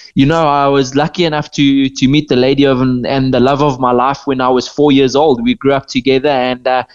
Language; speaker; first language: English; native; English